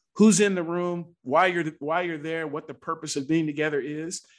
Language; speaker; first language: English; native; English